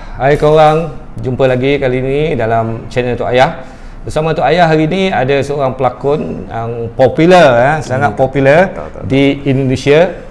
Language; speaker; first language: Malay; native; Malay